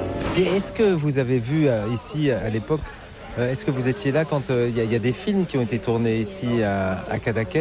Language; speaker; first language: French; native; French